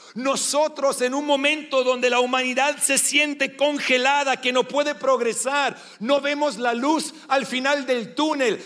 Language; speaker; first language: Spanish; non-native, fluent; English